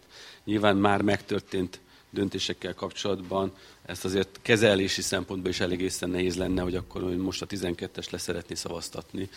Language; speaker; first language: Hungarian; native; Hungarian